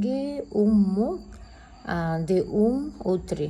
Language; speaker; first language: French; non-native, learner; Spanish